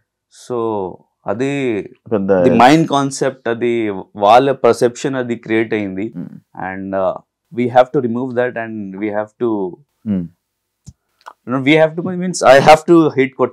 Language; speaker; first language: Telugu; non-native, local second language; Hindi